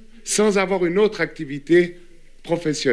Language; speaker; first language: French; native; French